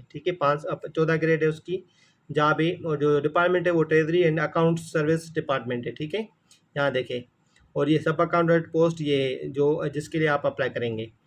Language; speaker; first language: Urdu; non-native, local second language; Sindhi